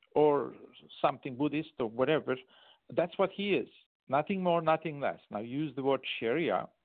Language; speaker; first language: English; non-native, fluent; Turkish